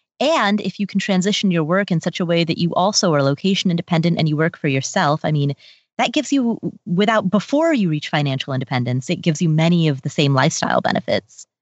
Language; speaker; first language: English; early bilingual, other home language; Nepali